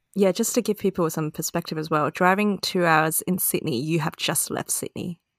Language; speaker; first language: English; non-native, local second language; Cantonese